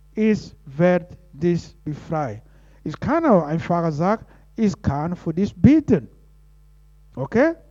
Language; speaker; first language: German; non-native, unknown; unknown